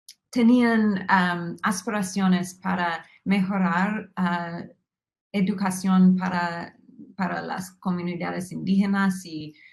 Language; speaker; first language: Spanish; non-native, fluent; English